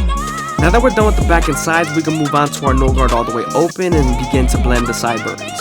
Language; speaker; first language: English; native; English